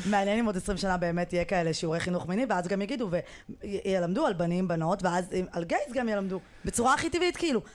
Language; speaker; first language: Hebrew; native; Hebrew